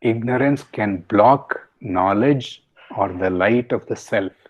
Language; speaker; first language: English; non-native, local second language; Kannada